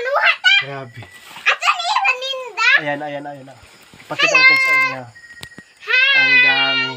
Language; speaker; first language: Filipino; non-native, local second language; Cebuano